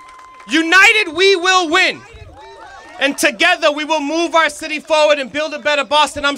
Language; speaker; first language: English; native; English